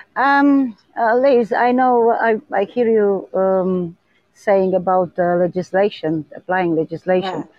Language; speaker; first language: English; non-native, learner; Romanian